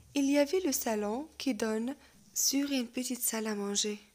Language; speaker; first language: French; non-native, local second language; Arabic